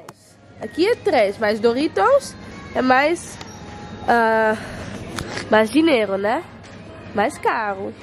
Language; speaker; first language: Portuguese; non-native, learner; Dutch